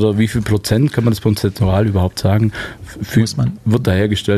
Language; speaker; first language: German; native; German